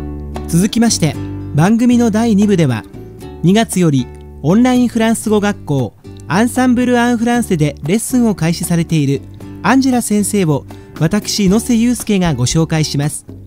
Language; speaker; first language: Japanese; native; Japanese